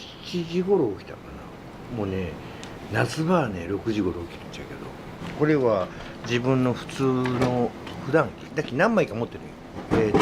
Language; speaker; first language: Japanese; native; Japanese